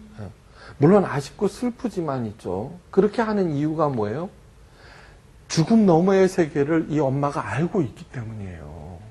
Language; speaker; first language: Korean; early bilingual, heritage; Korean